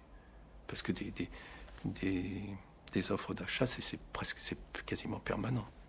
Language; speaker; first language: French; native; French